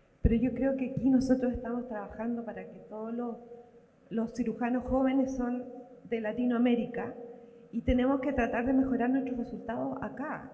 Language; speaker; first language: Spanish; native; Spanish